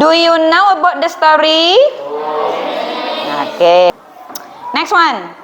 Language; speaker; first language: English; non-native, fluent; Indonesian